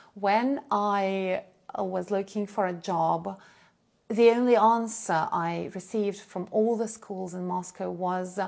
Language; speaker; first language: English; non-native, fluent; Russian